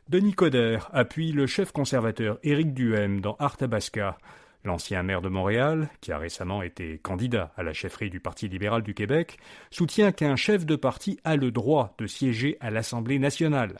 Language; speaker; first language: French; native; French